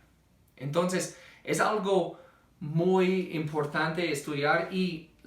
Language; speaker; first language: Spanish; non-native, fluent; English